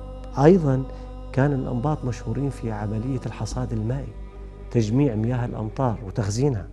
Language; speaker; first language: Arabic; native; Arabic